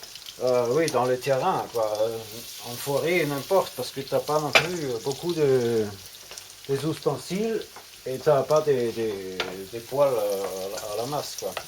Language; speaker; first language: French; non-native, fluent; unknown